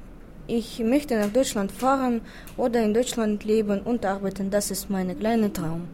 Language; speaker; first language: German; non-native, learner; Russian